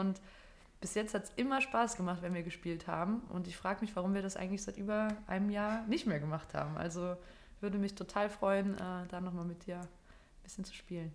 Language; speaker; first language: German; native; German